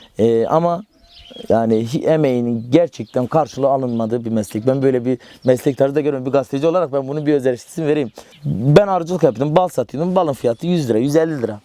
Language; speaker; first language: Turkish; native; Turkish